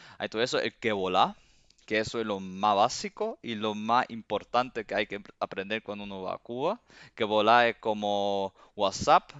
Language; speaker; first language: Spanish; early bilingual, heritage; Spanish